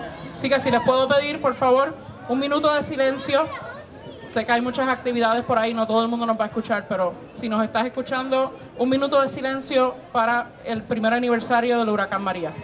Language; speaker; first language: Spanish; native; Spanish